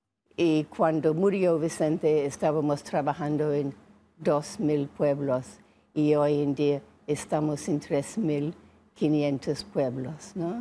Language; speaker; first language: Spanish; non-native, fluent; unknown